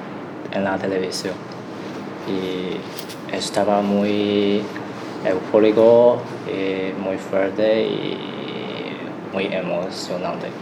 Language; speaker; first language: Spanish; non-native, learner; Chinese